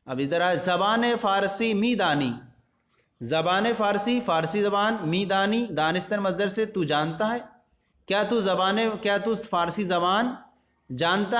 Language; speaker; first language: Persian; non-native, fluent; Urdu